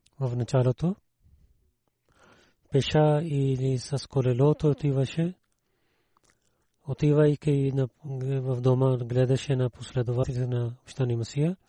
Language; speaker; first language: Bulgarian; non-native, learner; Urdu